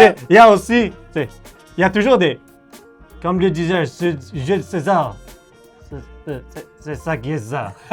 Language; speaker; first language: French; native; French